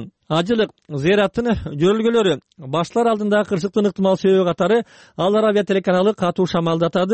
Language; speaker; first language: Kyrgyz; native; Kyrgyz